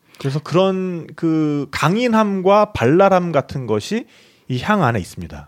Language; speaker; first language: Korean; native; Korean